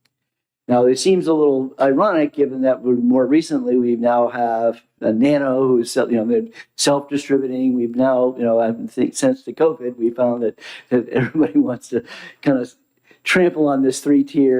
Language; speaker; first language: English; native; English